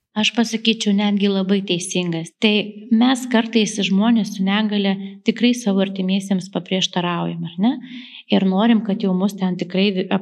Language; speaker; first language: Lithuanian; native; Lithuanian